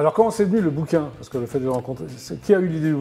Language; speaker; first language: French; native; French